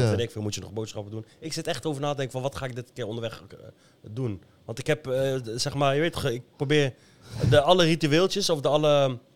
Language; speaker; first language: Dutch; early bilingual, other home language; Arabic